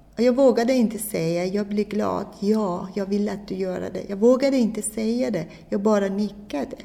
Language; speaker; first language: Swedish; non-native, fluent; Persian